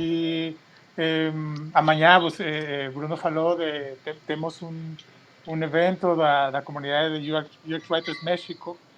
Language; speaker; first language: Portuguese; non-native, fluent; Spanish